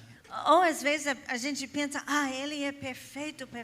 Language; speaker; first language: Portuguese; non-native, fluent; English